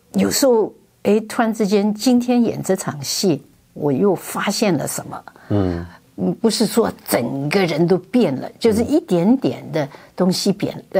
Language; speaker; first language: Chinese; non-native, fluent; Wu Chinese